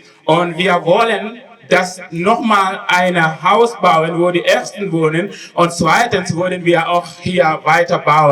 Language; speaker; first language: German; non-native, learner; Wolof